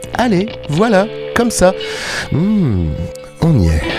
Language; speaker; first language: French; native; French